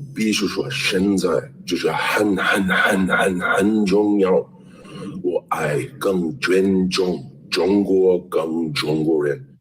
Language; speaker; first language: Chinese; non-native, learner; English